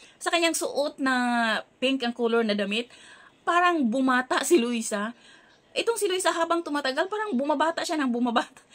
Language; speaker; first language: Filipino; non-native, local second language; Cebuano